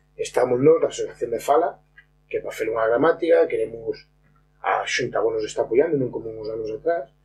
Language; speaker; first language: Spanish; non-native, local second language; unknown